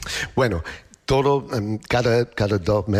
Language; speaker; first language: Spanish; non-native, fluent; English